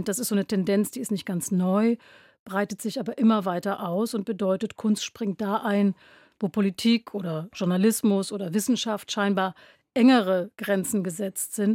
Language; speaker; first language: German; native; German